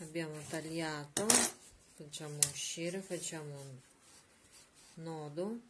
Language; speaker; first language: Italian; non-native, learner; Russian